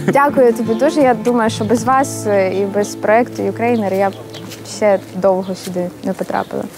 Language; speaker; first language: Ukrainian; native; Ukrainian